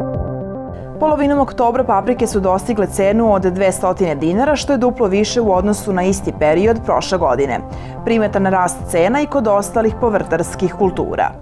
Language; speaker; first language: Serbian; native; Serbian